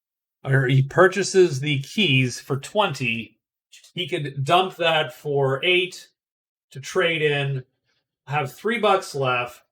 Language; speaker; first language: English; native; English